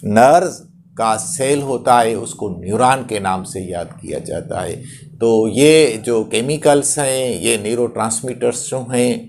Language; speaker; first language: Urdu; non-native, local second language; Sindhi